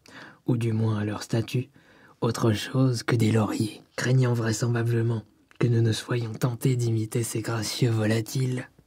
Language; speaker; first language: French; native; French